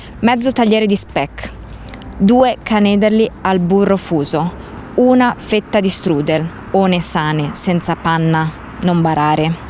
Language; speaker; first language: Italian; native; Italian